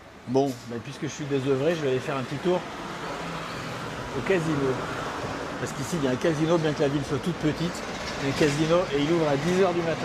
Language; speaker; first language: French; native; French